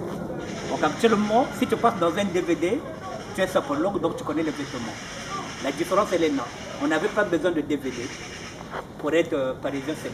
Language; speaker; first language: French; non-native, local second language; Lingala